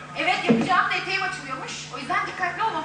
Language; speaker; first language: Turkish; native; Turkish